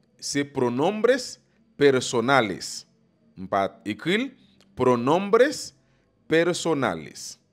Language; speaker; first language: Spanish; non-native, fluent; Haitian Creole